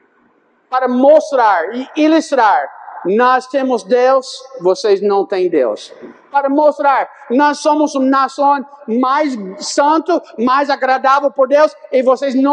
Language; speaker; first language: Portuguese; non-native, fluent; English